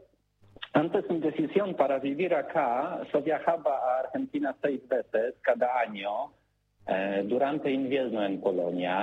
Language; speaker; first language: Spanish; non-native, learner; Polish